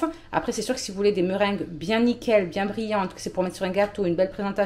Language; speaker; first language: French; native; French